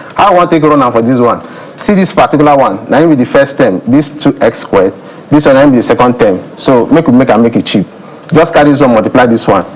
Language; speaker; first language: Nigerian Pidgin; native; Nigerian Pidgin